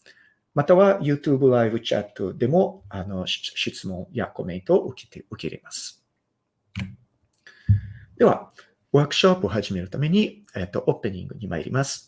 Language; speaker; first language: Japanese; non-native, fluent; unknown